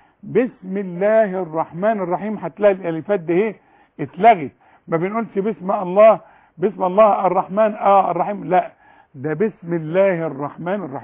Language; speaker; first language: Arabic; native; Arabic